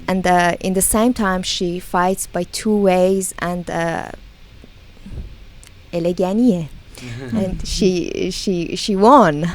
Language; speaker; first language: English; non-native, learner; Persian